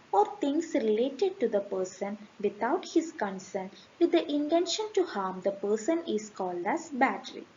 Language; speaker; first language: English; non-native, local second language; Malayalam